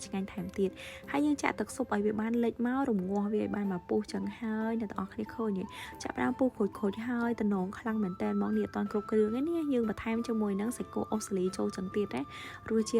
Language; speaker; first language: Khmer; native; Khmer